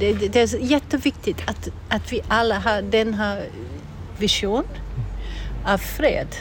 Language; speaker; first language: Swedish; non-native, learner; English